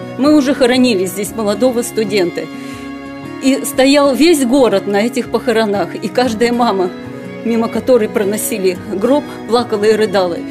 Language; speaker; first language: Russian; native; Russian